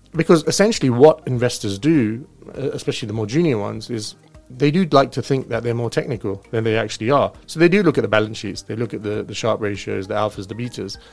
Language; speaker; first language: English; native; English